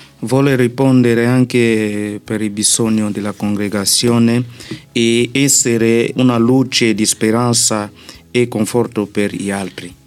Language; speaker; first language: Italian; non-native, learner; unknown